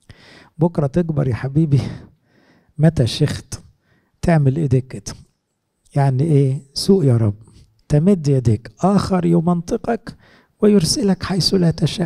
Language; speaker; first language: Arabic; native; Arabic